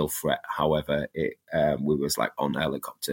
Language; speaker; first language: English; native; English